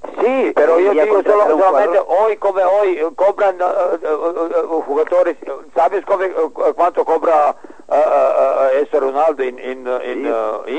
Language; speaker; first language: Spanish; non-native, learner; Serbian